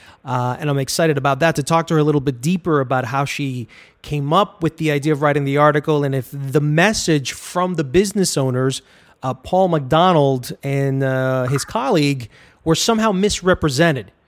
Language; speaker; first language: English; early bilingual, other home language; Spanish